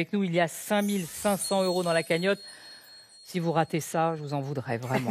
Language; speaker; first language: French; native; French